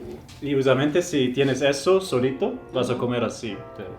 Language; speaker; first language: Spanish; non-native, fluent; German